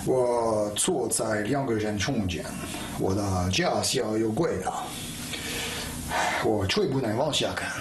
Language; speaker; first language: Chinese; non-native, fluent; French